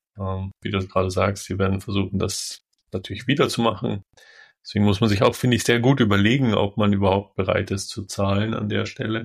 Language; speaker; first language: German; native; German